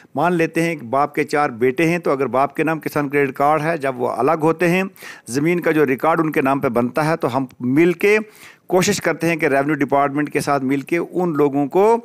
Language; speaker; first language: Urdu; non-native, local second language; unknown